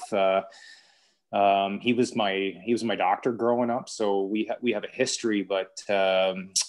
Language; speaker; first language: English; native; English